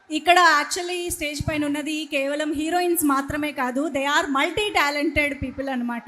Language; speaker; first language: Telugu; native; Telugu